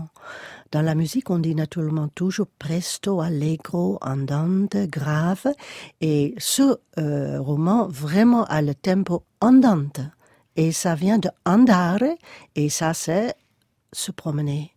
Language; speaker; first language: French; non-native, fluent; Dutch